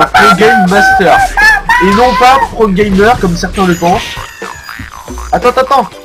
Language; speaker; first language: French; native; French